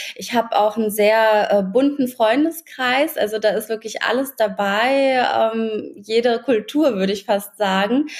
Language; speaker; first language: German; native; German